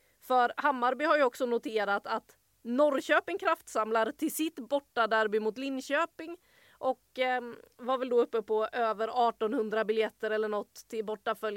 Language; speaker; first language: Swedish; native; Swedish